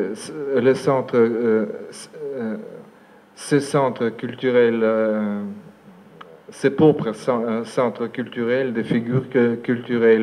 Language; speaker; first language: French; non-native, fluent; Russian